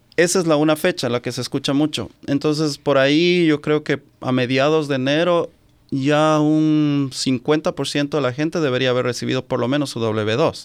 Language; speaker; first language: Spanish; native; Spanish